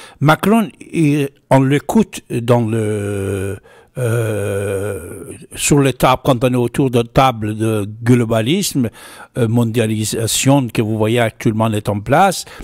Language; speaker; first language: French; non-native, fluent; Persian